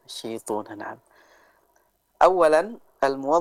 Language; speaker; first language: Arabic; non-native, fluent; Indonesian